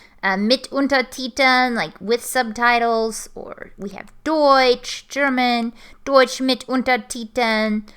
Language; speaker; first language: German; non-native, fluent; English